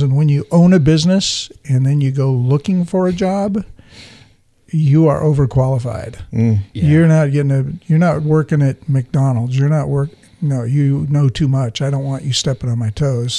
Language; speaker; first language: English; native; English